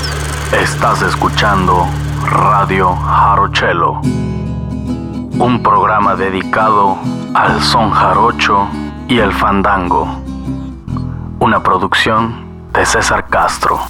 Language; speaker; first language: Spanish; native; Spanish